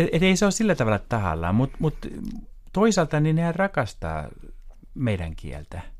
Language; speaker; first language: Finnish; non-native, local second language; Swedish